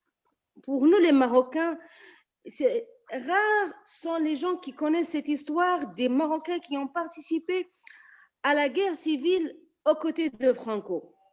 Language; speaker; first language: French; non-native, local second language; Arabic